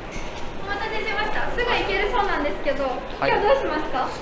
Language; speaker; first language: Japanese; native; Japanese